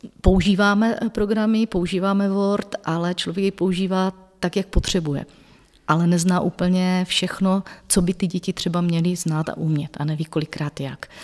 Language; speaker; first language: Czech; native; Czech